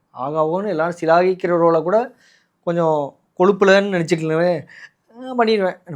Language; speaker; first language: Tamil; native; Tamil